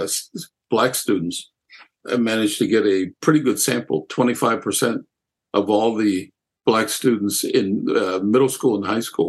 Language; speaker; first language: English; native; English